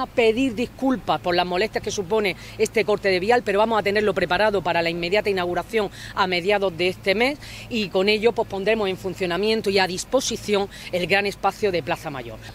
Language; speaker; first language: Spanish; native; Spanish